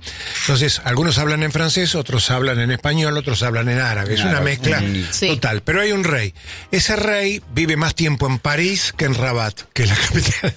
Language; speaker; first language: Spanish; native; Spanish